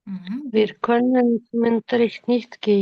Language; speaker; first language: German; non-native, learner; Kyrgyz